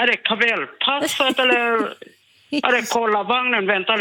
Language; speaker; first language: Swedish; non-native, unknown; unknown